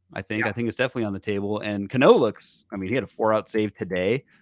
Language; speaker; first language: English; native; English